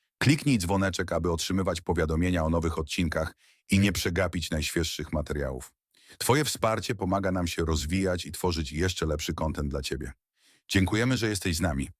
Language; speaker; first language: Polish; native; Polish